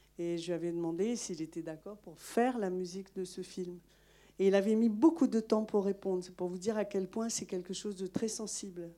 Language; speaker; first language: French; non-native, local second language; Malagasy